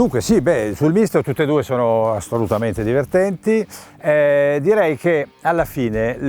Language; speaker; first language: Italian; native; Italian